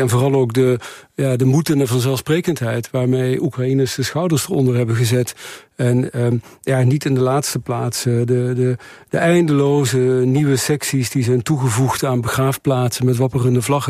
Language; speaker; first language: Dutch; native; Dutch